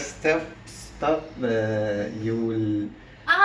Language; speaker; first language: English; non-native, learner; Turkish